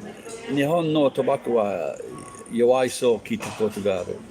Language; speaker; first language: Japanese; non-native, learner; English